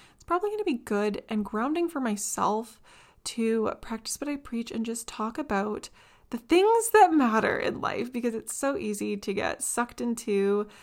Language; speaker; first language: English; native; English